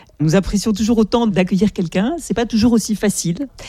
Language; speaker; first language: French; native; French